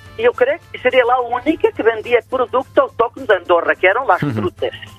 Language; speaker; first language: Catalan; non-native, fluent; Portuguese